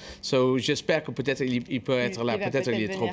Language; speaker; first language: French; non-native, fluent; English